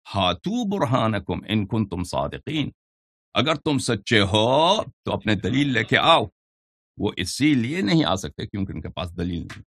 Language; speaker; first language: Urdu; non-native, fluent; Persian